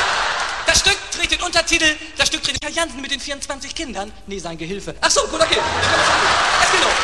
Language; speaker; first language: German; native; German